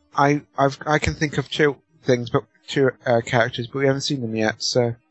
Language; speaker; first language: English; native; English